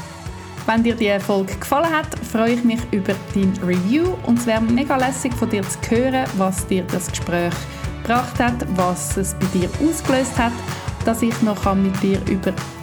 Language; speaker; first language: German; native; German